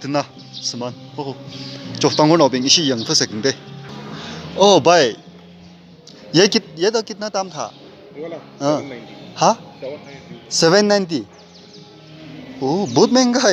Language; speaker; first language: Hindi; non-native, local second language; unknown